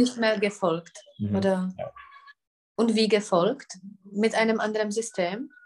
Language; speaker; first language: German; non-native, fluent; Czech